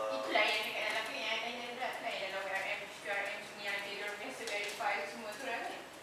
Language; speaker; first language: Malay; native; Malay